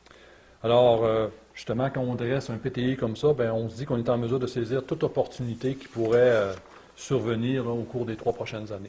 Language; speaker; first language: French; native; French